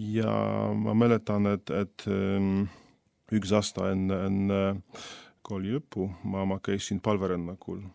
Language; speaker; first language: Estonian; non-native, fluent; Polish